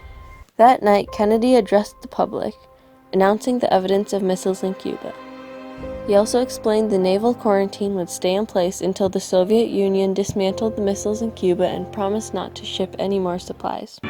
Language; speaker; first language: English; native; English